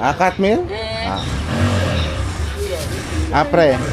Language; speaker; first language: French; non-native, learner; Filipino